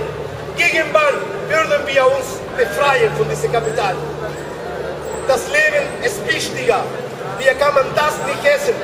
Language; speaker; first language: German; non-native, learner; Spanish